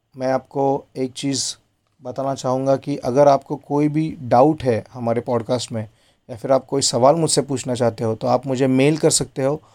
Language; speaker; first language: Hindi; non-native, local second language; Marathi